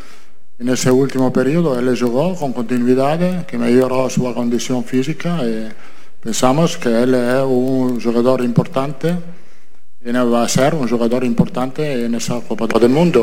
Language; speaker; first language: Portuguese; non-native, fluent; Italian